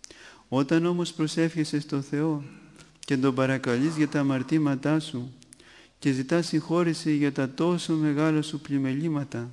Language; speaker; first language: Greek; native; Greek